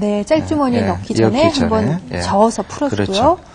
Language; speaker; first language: Korean; native; Korean